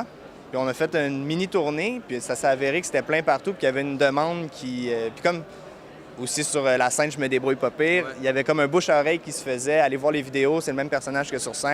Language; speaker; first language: French; native; French